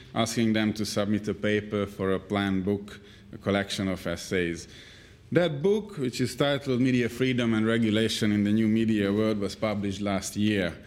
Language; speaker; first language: English; non-native, fluent; Hungarian